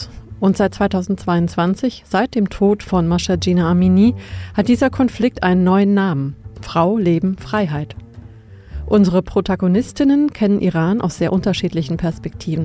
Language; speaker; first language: German; native; German